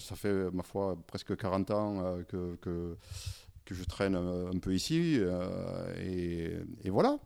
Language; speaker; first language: French; native; French